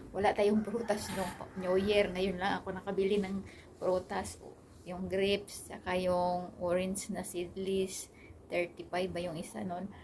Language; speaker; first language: Filipino; non-native, local second language; Aklanon